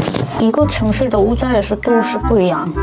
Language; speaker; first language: Chinese; non-native, learner; Korean